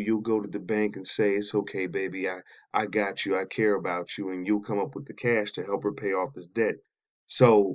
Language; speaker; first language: English; native; English